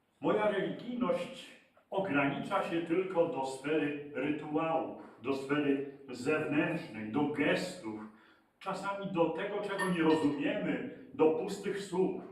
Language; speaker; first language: Polish; native; Polish